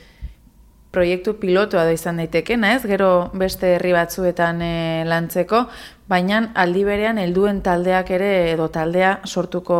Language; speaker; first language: Basque; native; Basque